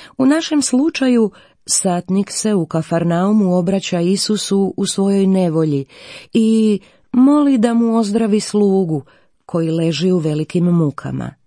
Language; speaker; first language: Croatian; native; Croatian